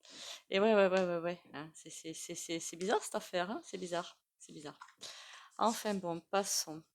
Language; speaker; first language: French; native; French